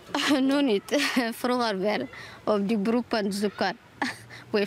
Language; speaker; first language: Dutch; non-native, learner; Tigrinya